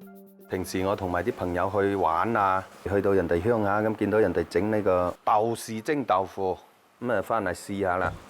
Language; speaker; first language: Chinese; native; Chinese